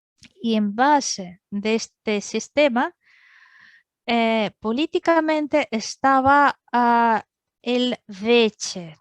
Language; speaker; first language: Spanish; non-native, fluent; Russian